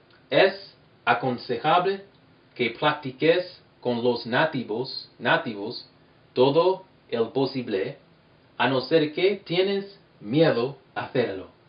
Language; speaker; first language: Spanish; non-native, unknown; English